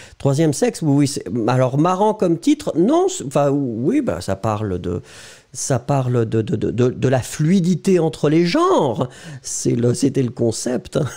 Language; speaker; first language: French; native; French